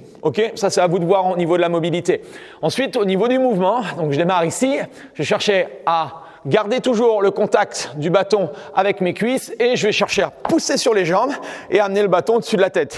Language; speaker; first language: French; native; French